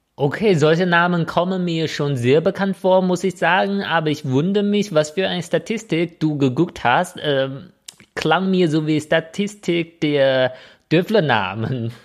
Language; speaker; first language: German; non-native, fluent; Chinese